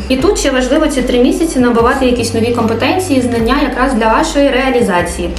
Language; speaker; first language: Ukrainian; non-native, local second language; Russian